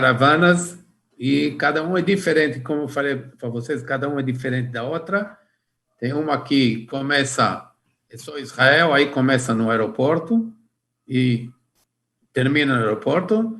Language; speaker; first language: Portuguese; non-native, fluent; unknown